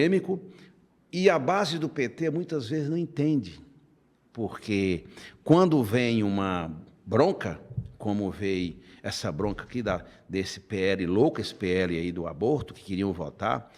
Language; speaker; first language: Portuguese; native; Portuguese